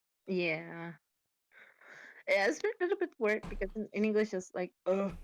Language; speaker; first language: English; non-native, learner; Spanish